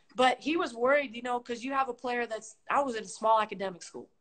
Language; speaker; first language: English; native; English